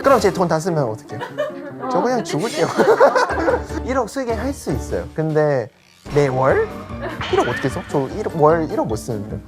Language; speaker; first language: Korean; non-native, fluent; Thai